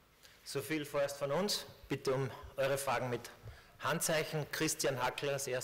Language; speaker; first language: German; native; German